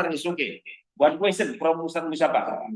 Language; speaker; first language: English; non-native, learner; Indonesian